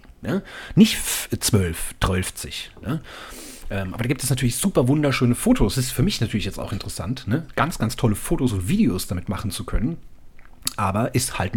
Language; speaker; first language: German; native; German